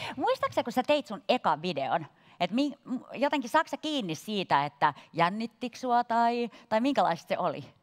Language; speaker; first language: Finnish; native; Finnish